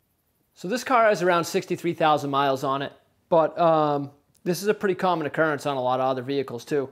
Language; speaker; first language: English; native; English